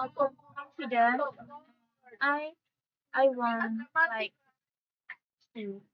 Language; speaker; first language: English; non-native, learner; Indonesian